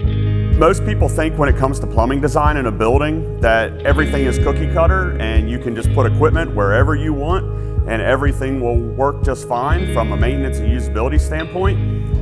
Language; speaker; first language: English; native; English